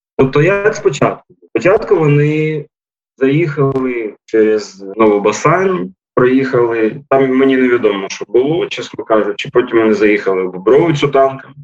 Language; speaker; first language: Ukrainian; native; Ukrainian